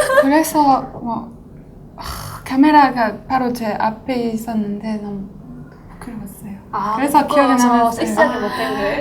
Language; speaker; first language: Korean; non-native, fluent; French